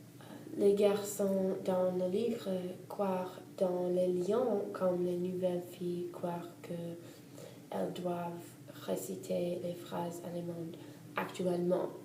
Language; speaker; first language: French; non-native, learner; English